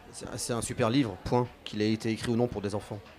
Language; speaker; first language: French; native; French